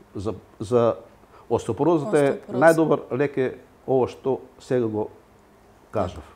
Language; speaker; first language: Macedonian; native; Macedonian